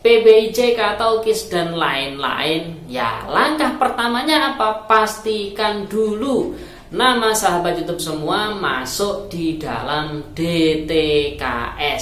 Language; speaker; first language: Indonesian; native; Indonesian